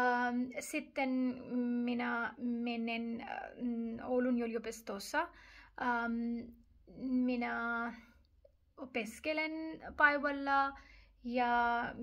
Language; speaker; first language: Finnish; non-native, learner; Urdu